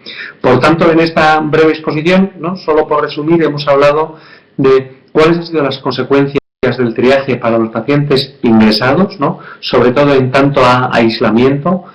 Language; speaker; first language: Spanish; native; Spanish